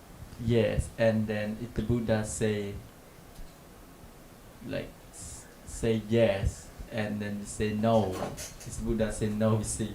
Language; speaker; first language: English; non-native, learner; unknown